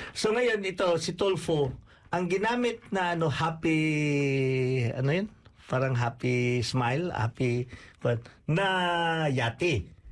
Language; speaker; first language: Filipino; non-native, local second language; Cebuano